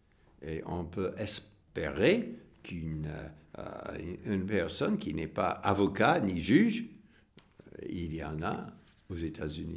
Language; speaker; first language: French; non-native, fluent; English